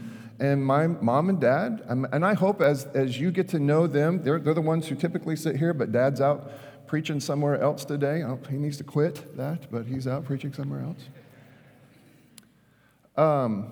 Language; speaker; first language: English; native; English